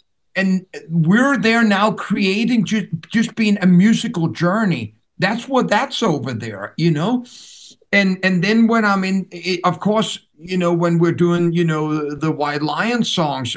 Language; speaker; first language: English; non-native, fluent; Danish